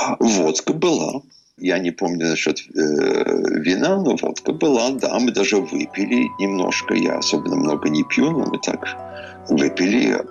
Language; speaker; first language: Russian; early bilingual, heritage; English